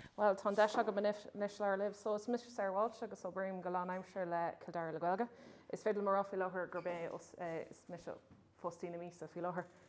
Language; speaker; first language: Irish; non-native, local second language; English